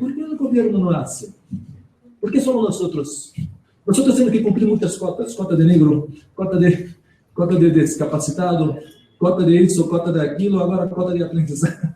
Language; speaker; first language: Spanish; non-native, learner; Portuguese